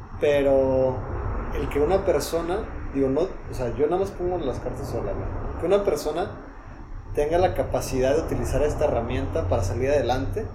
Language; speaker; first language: Spanish; native; Spanish